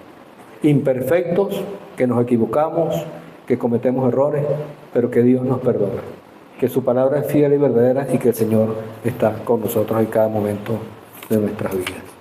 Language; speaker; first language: Spanish; native; Spanish